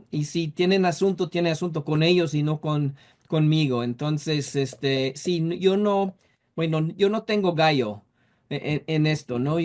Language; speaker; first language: Spanish; non-native, fluent; English